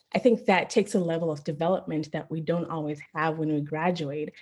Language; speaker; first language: English; non-native, local second language; Shona